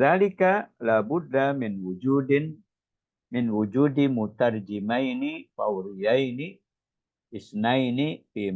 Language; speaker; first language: Arabic; non-native, fluent; Indonesian